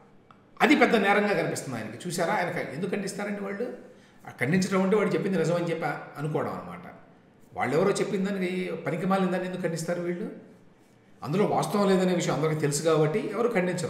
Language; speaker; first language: Telugu; native; Telugu